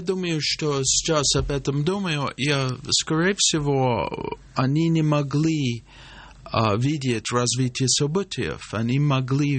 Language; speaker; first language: Russian; non-native, fluent; English